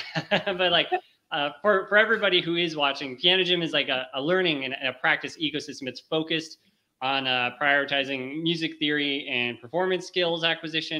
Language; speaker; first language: English; native; English